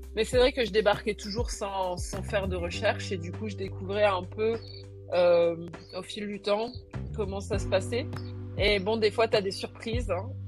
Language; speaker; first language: French; native; French